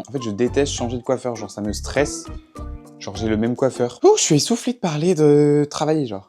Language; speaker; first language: French; native; French